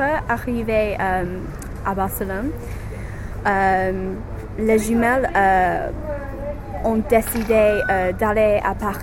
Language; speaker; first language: French; non-native, learner; English